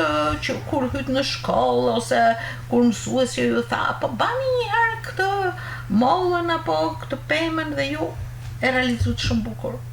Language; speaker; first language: Albanian; native; Albanian